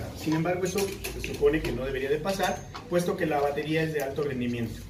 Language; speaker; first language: Spanish; native; Spanish